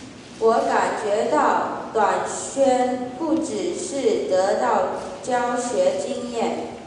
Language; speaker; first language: Chinese; early bilingual, heritage; Chinese